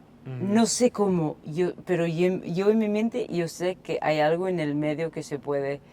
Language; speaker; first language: Spanish; non-native, fluent; Portuguese